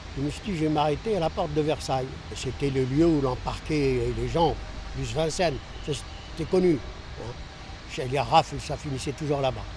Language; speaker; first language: French; non-native, local second language; Arabic